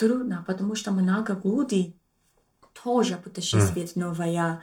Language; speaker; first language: Russian; non-native, learner; English